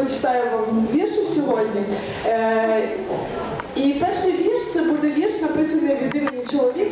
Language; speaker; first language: Ukrainian; native; Ukrainian